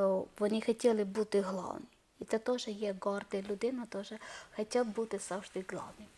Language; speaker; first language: Ukrainian; non-native, learner; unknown